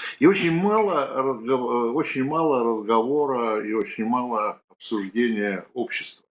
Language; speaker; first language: Russian; native; Russian